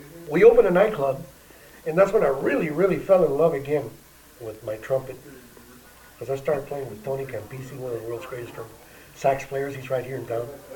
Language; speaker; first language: English; early bilingual, other home language; Spanish